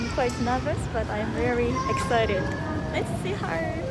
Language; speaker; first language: English; non-native, fluent; Japanese